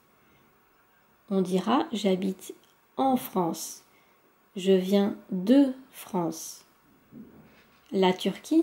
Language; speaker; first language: French; native; French